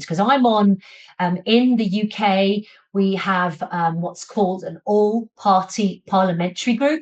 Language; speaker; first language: English; native; English